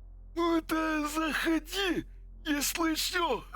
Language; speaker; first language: Russian; non-native, learner; English